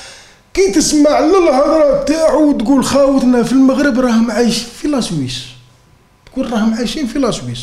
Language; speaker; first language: Arabic; native; Arabic